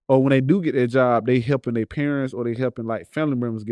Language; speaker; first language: English; native; English